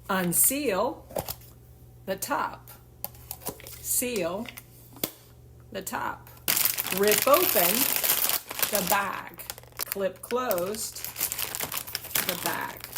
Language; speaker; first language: English; native; English